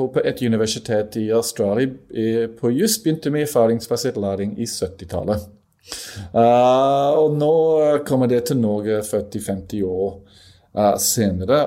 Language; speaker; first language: Norwegian; non-native, fluent; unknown